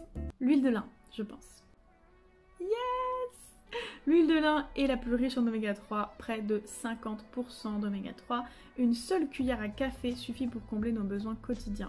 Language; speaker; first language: French; native; French